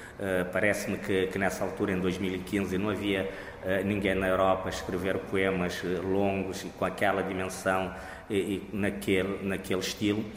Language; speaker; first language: Portuguese; non-native, local second language; Kabuverdianu